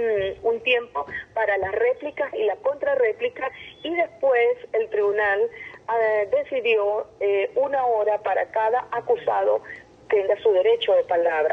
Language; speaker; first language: Spanish; native; Spanish